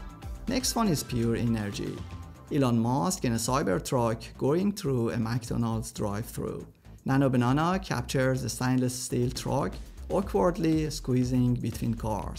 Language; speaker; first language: English; non-native, fluent; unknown